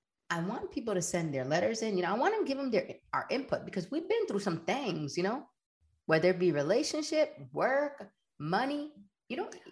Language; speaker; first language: English; early bilingual, other home language; Spanish